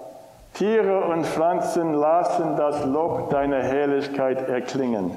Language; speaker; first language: German; non-native, fluent; English